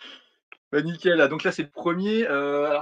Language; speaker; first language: French; native; French